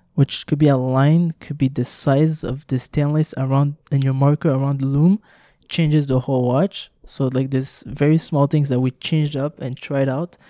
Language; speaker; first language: English; non-native, fluent; French